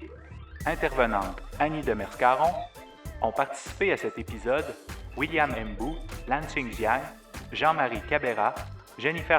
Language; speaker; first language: French; native; French